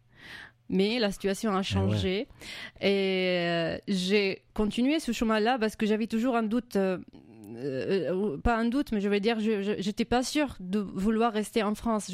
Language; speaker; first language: French; non-native, fluent; Arabic